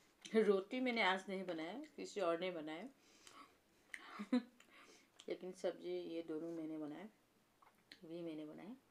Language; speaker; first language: Hindi; non-native, local second language; Assamese